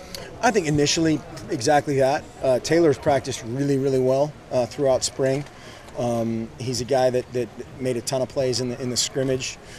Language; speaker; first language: English; native; English